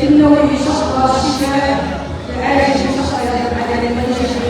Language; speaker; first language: Arabic; native; Arabic